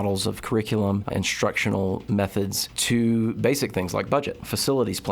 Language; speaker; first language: English; native; English